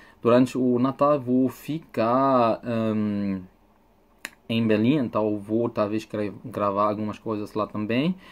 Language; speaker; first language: Portuguese; non-native, fluent; German